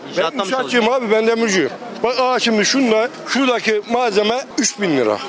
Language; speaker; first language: Turkish; native; Turkish